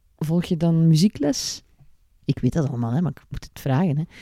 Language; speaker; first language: Dutch; native; Dutch